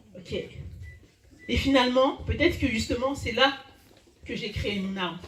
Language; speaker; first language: French; early bilingual, other home language; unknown